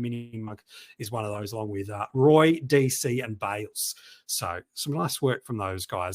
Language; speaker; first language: English; native; English